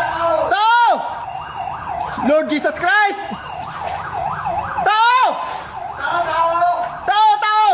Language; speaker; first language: Filipino; non-native, local second language; Cebuano